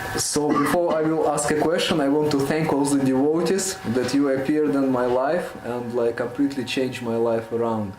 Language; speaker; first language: English; non-native, learner; Russian